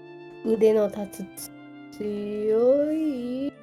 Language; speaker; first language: Japanese; non-native, learner; English